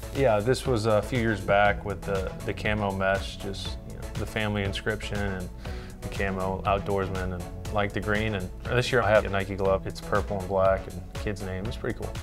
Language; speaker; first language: English; native; English